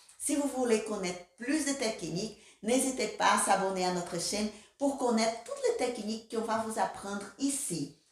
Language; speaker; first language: French; non-native, fluent; Portuguese